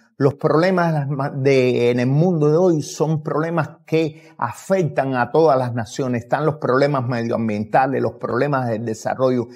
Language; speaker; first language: Spanish; native; Spanish